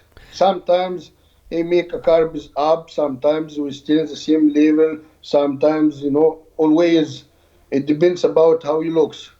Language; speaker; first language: English; non-native, learner; Arabic